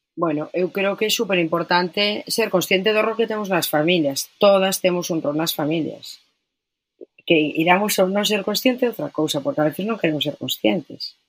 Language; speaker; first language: Galician; non-native, local second language; Spanish